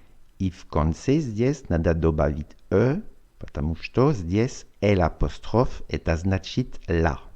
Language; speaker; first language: Russian; non-native, fluent; French